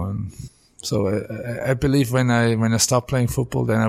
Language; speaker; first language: English; non-native, fluent; German